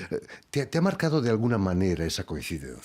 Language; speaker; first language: Spanish; native; Spanish